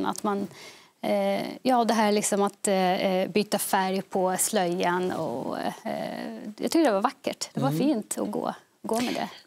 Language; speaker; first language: Swedish; early bilingual, other home language; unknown